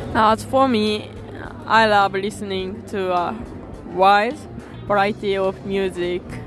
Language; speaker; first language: English; non-native, learner; Japanese